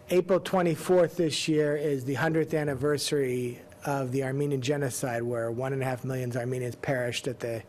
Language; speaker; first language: English; native; English